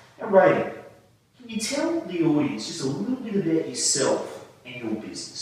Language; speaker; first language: English; native; English